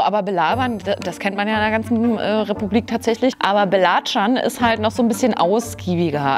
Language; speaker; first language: German; native; German